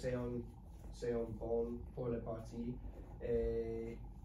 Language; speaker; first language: French; non-native, learner; English